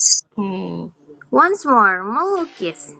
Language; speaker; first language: English; non-native, fluent; Indonesian